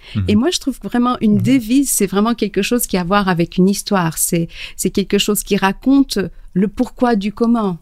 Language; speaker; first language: French; non-native, fluent; Portuguese